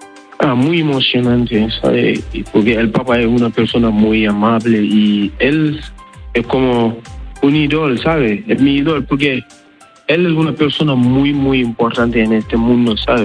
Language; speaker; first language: Spanish; non-native, learner; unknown